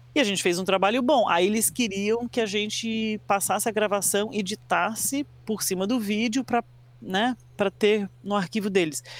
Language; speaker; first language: Portuguese; early bilingual, other home language; English